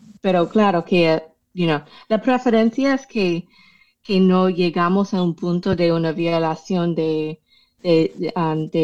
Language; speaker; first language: Spanish; non-native, fluent; English